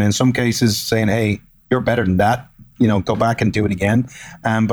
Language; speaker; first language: English; native; English